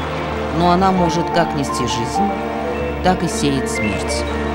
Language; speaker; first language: Russian; native; Russian